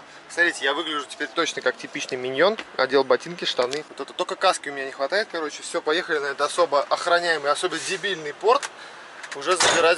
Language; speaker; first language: Russian; native; Russian